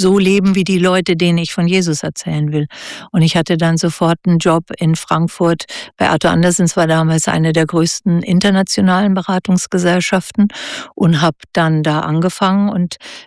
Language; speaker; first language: German; native; German